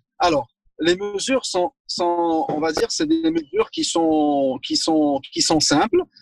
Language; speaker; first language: French; non-native, local second language; Arabic